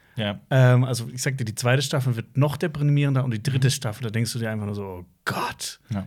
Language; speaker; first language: German; native; German